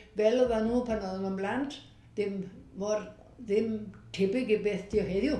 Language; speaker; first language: Welsh; early bilingual, heritage; Welsh